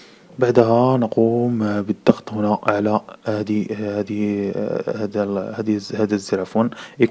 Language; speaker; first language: Arabic; native; Arabic